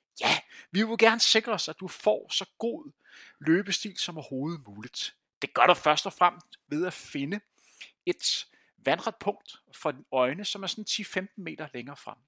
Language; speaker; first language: Danish; native; Danish